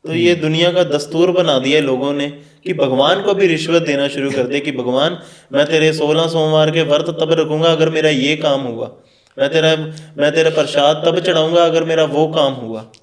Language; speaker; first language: Hindi; non-native, local second language; Punjabi